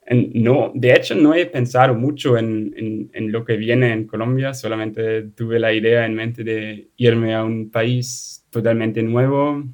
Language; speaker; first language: Spanish; non-native, fluent; German